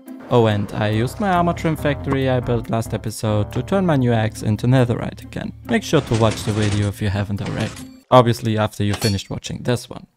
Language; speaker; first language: English; non-native, fluent; German